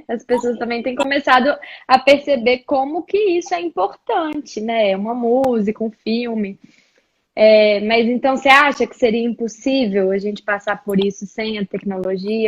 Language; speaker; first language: Portuguese; native; Portuguese